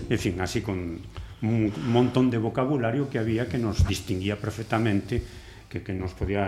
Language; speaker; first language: Galician; native; Galician